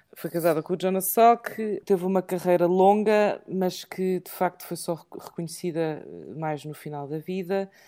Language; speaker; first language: Portuguese; early bilingual, other home language; English